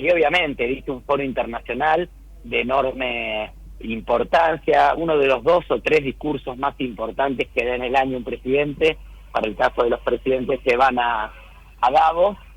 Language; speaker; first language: Spanish; native; Spanish